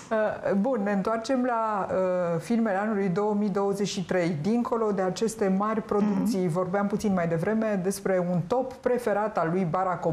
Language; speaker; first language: Romanian; native; Romanian